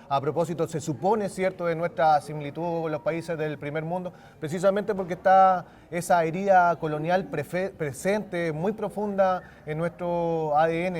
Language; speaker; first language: Spanish; native; Spanish